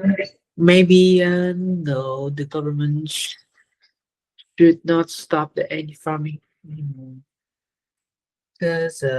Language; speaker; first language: English; non-native, learner; Vietnamese